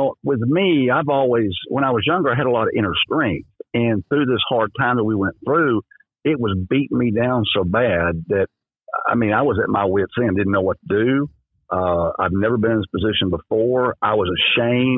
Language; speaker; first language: English; native; English